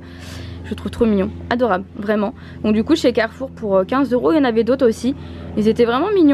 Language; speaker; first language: French; native; French